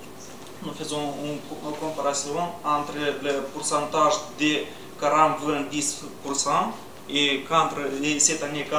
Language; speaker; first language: French; non-native, learner; Romanian